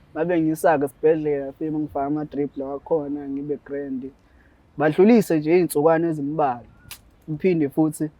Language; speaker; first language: Zulu; native; Zulu